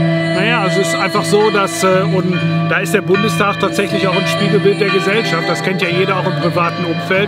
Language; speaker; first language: German; native; German